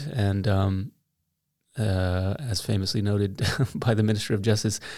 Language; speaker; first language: English; native; English